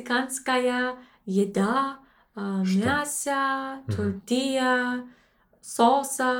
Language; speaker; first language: Russian; non-native, learner; English